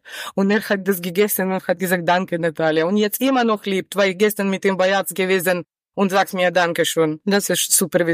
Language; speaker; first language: German; non-native, learner; Ukrainian